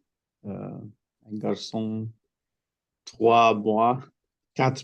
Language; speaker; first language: French; non-native, learner; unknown